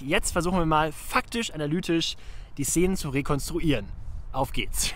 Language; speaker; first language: German; native; German